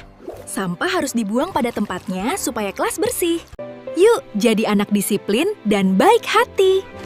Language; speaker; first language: Indonesian; native; Indonesian